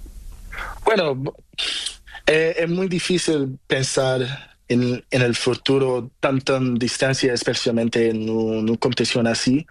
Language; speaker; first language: Spanish; non-native, learner; Portuguese